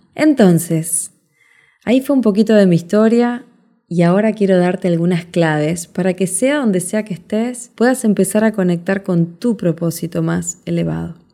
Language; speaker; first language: Spanish; native; Spanish